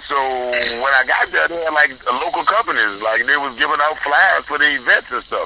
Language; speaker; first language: English; native; English